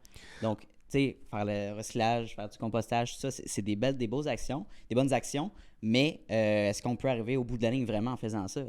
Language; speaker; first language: French; native; French